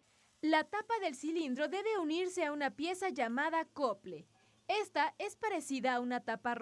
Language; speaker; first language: Spanish; native; Spanish